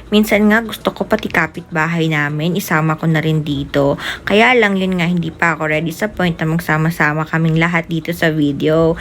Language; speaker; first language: Filipino; non-native, local second language; Bikol